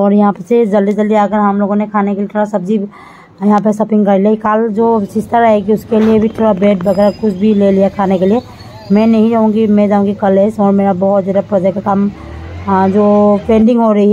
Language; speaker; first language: Hindi; non-native, local second language; Assamese